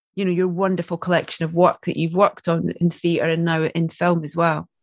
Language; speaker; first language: English; native; English